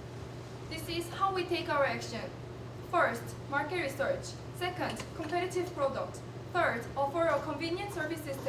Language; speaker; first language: English; non-native, learner; Korean